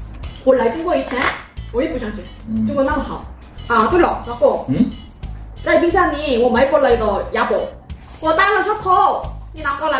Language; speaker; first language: Chinese; non-native, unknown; Korean